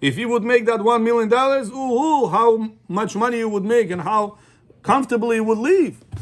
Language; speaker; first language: English; non-native, fluent; Russian